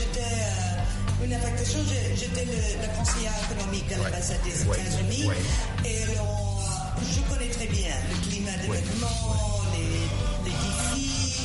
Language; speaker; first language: French; non-native, fluent; English